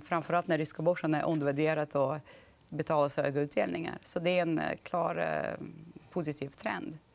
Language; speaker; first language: Swedish; non-native, fluent; Russian